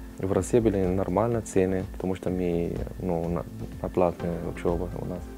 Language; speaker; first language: Russian; non-native, learner; Arabic